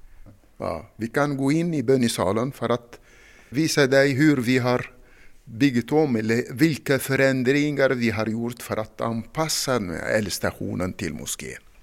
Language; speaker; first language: Swedish; non-native, fluent; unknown